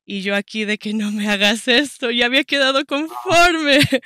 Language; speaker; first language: Spanish; native; Spanish